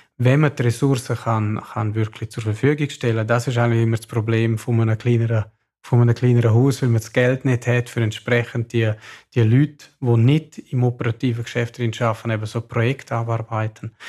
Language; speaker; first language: German; non-native, local second language; Romansh